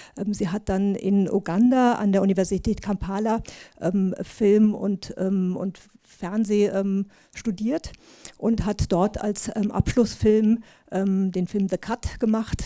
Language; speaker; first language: German; native; German